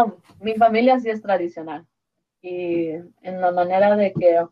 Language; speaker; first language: Spanish; early bilingual, heritage; Spanish